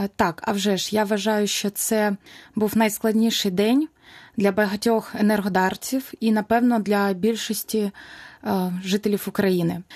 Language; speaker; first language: Ukrainian; non-native, local second language; Russian